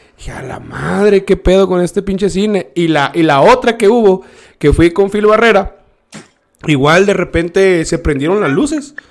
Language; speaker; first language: Spanish; native; Spanish